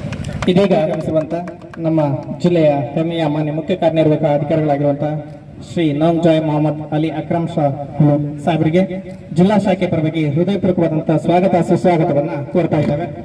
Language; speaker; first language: Kannada; native; Kannada